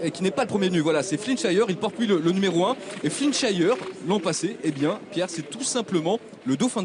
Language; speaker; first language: French; native; French